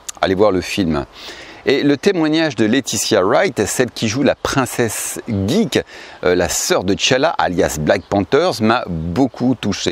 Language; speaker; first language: French; native; French